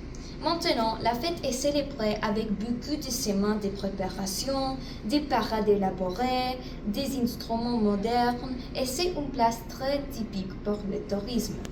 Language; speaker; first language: French; non-native, learner; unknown